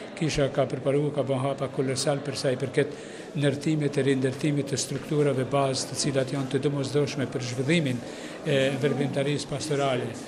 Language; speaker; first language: Albanian; native; Albanian